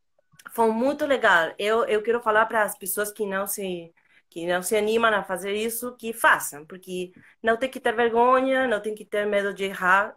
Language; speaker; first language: Portuguese; non-native, fluent; Spanish